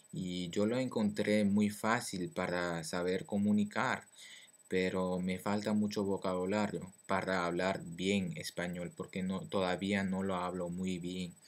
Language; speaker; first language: Spanish; non-native, learner; French